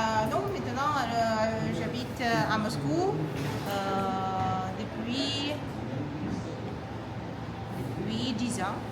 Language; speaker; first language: French; non-native, fluent; Russian